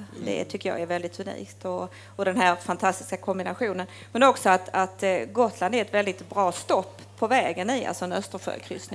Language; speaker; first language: Swedish; native; Swedish